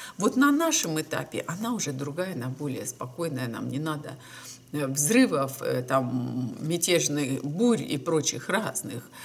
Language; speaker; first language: Russian; native; Russian